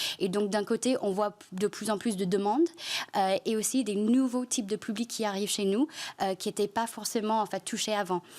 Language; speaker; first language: French; non-native, fluent; Chinese